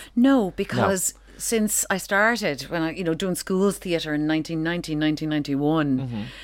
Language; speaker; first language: English; native; English